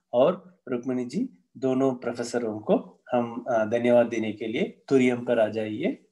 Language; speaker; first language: Hindi; non-native, local second language; Tamil